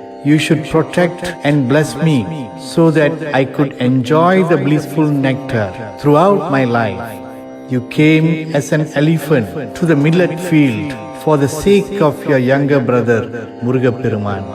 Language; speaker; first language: English; non-native, local second language; Tamil